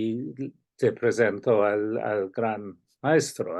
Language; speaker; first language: Spanish; non-native, fluent; English